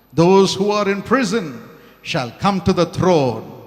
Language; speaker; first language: English; non-native, local second language; Tamil